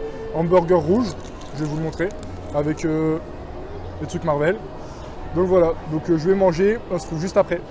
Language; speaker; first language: French; native; French